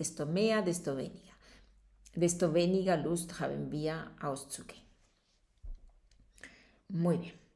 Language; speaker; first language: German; non-native, fluent; Spanish